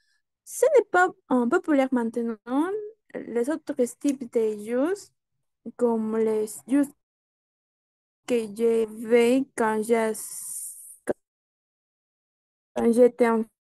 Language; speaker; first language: French; non-native, learner; Spanish